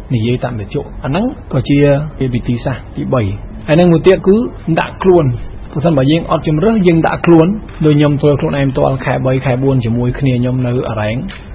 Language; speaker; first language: Khmer; non-native, fluent; Spanish